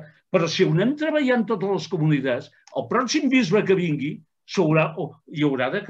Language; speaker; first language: Catalan; native; Catalan